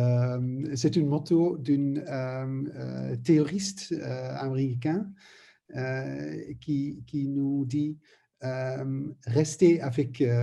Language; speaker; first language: French; non-native, learner; Dutch